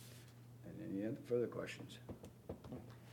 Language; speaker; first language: English; native; English